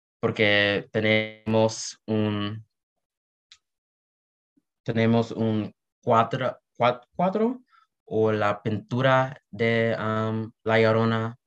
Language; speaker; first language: Spanish; non-native, learner; English